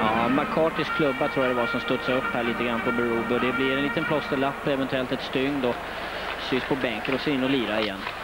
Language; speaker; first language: Swedish; native; Swedish